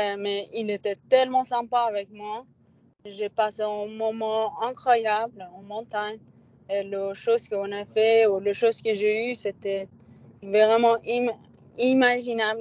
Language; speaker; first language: French; non-native, learner; Persian